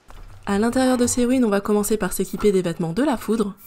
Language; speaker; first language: French; native; French